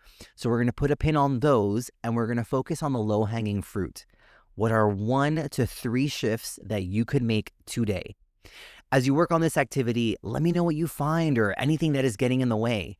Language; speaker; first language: English; native; English